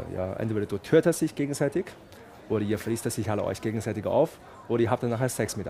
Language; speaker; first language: German; non-native, fluent; Chinese